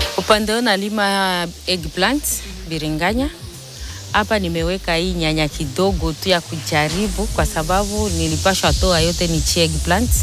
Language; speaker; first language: Swahili; native; Swahili